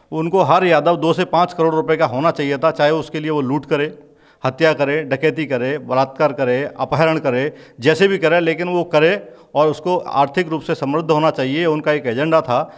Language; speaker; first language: Hindi; native; Hindi